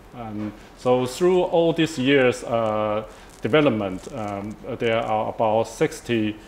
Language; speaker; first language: English; non-native, fluent; Chinese